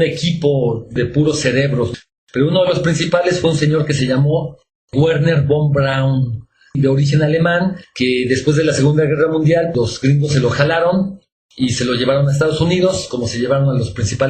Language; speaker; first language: Spanish; native; Spanish